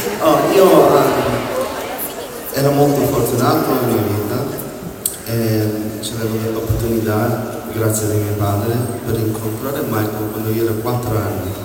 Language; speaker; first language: Italian; non-native, learner; English